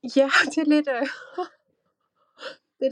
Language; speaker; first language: Danish; native; Danish